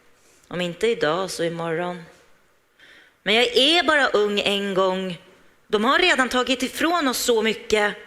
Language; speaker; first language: Swedish; native; Swedish